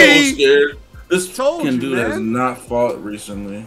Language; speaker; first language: English; native; English